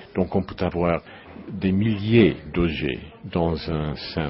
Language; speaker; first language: French; non-native, learner; English